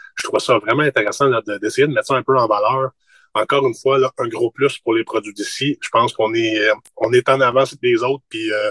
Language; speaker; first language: French; native; French